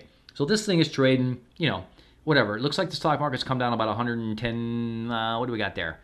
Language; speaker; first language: English; native; English